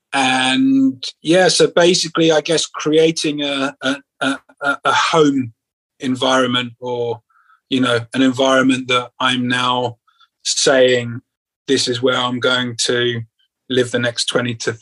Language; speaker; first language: English; native; English